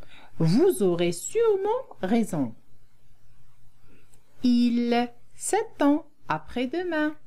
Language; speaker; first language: French; non-native, local second language; Arabic